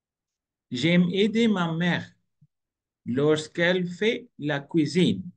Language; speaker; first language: French; non-native, fluent; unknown